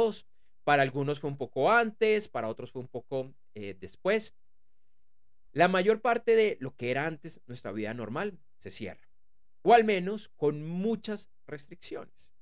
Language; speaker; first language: Spanish; native; Spanish